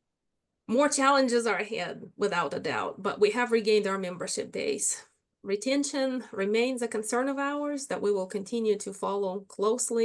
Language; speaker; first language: English; non-native, fluent; Russian